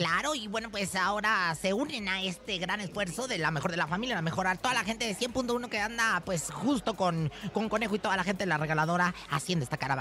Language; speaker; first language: Spanish; native; Spanish